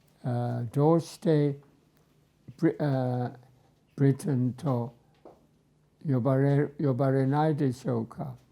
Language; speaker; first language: Japanese; non-native, fluent; English